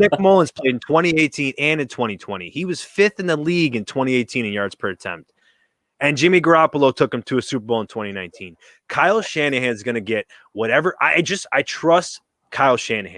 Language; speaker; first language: English; native; English